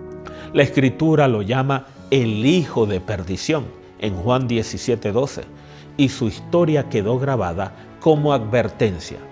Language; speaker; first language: Spanish; native; Spanish